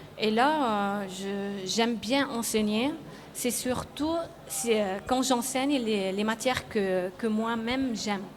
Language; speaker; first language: French; non-native, local second language; Arabic